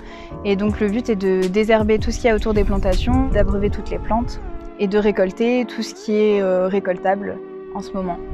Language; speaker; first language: French; native; French